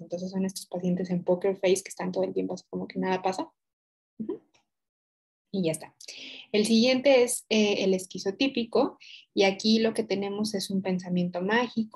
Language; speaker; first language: Spanish; native; Spanish